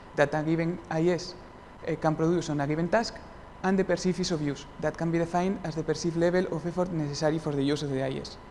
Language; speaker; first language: English; non-native, fluent; Spanish